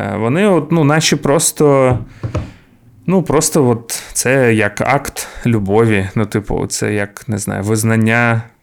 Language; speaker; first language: Ukrainian; non-native, local second language; Russian